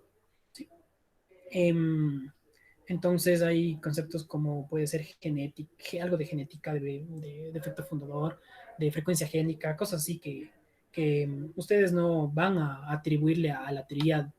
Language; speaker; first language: Spanish; native; Spanish